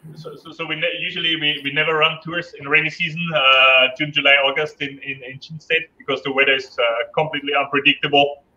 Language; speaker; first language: English; non-native, fluent; German